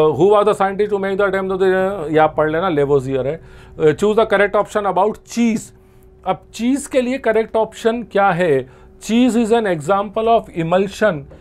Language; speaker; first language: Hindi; non-native, local second language; Gujarati